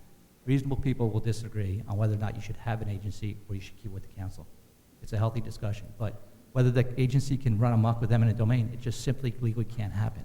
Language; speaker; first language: English; native; English